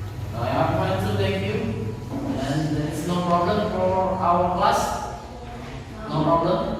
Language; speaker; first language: English; non-native, learner; Indonesian